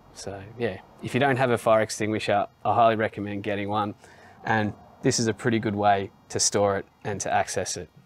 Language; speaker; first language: English; native; English